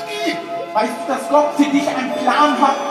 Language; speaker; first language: German; non-native, learner; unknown